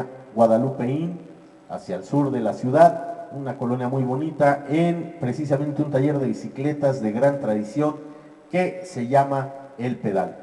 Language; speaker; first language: Spanish; native; Spanish